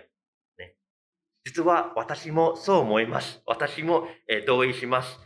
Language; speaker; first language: Japanese; non-native, fluent; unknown